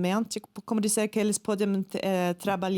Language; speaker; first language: Portuguese; non-native, fluent; Swedish